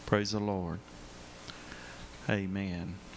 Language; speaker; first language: English; native; English